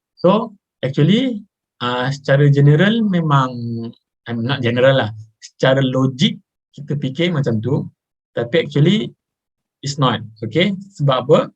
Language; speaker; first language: Malay; native; Malay